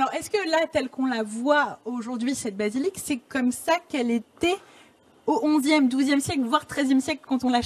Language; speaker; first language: French; native; French